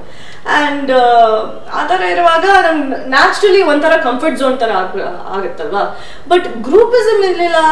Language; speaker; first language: Kannada; non-native, fluent; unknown